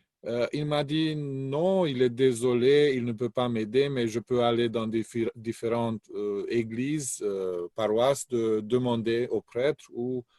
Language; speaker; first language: French; non-native, fluent; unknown